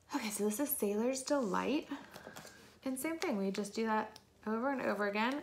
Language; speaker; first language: English; native; English